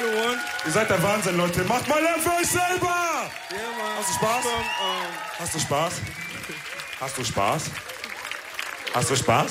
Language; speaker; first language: German; early bilingual, other home language; Wolof